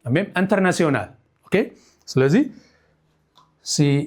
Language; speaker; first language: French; non-native, fluent; Amharic